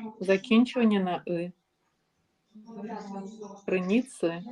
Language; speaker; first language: Ukrainian; non-native, learner; Russian